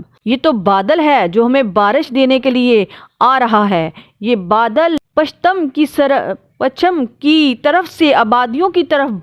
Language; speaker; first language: Urdu; native; Urdu